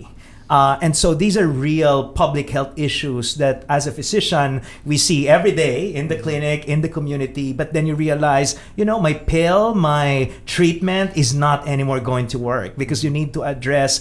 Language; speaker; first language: English; non-native, local second language; Filipino